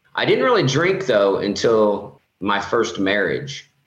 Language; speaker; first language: English; native; English